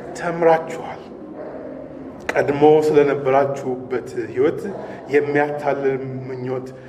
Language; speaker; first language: Amharic; native; Amharic